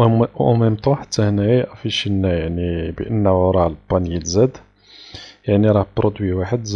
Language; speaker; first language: Arabic; native; Arabic